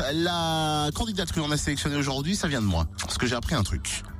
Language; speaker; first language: French; native; French